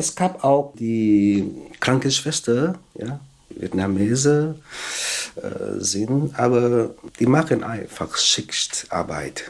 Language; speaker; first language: German; non-native, fluent; Vietnamese